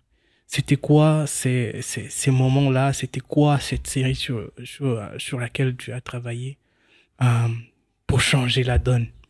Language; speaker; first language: French; non-native, local second language; Swahili